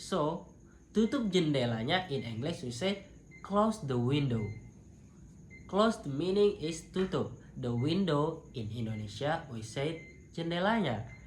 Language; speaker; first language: English; non-native, local second language; Indonesian